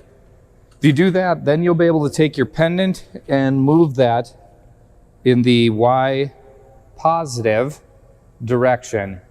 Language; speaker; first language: English; native; English